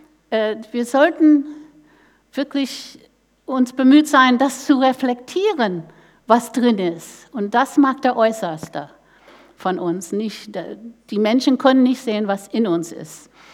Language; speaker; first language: German; non-native, fluent; English